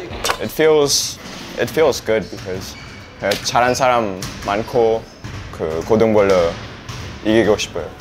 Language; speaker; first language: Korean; early bilingual, heritage; English